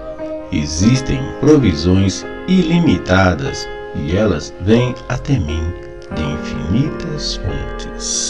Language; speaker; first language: Portuguese; native; Portuguese